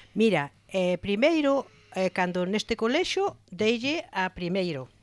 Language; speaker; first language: Galician; native; Galician